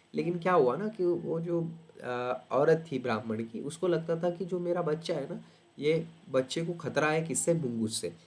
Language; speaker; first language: Hindi; non-native, local second language; Marathi